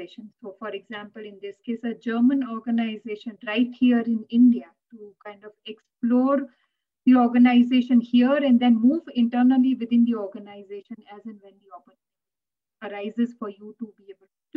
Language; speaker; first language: English; non-native, local second language; Gujarati